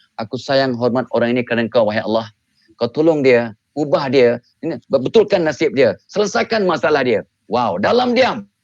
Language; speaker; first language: Malay; native; Malay